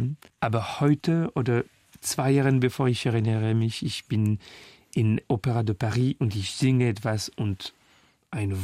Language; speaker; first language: German; non-native, fluent; French